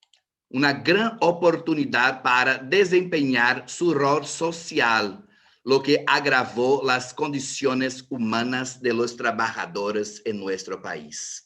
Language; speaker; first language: Spanish; non-native, fluent; Portuguese